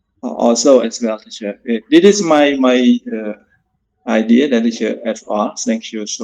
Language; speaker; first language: English; non-native, learner; Khmer